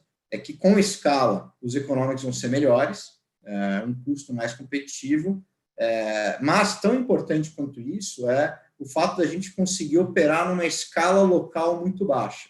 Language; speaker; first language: Portuguese; native; Portuguese